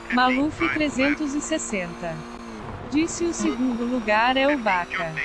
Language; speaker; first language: Portuguese; native; Portuguese